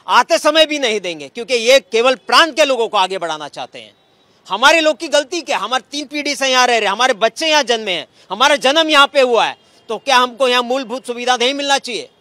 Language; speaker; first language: Hindi; native; Hindi